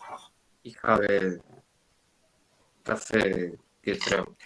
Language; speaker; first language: German; non-native, learner; Spanish